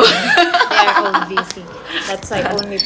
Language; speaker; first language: English; non-native, local second language; Filipino